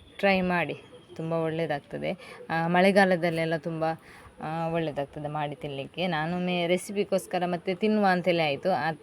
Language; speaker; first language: Kannada; native; Kannada